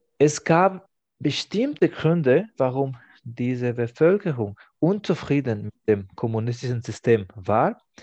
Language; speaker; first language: German; non-native, fluent; Spanish